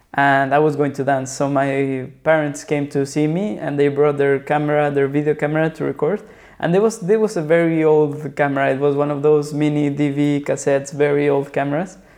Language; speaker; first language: English; non-native, fluent; Spanish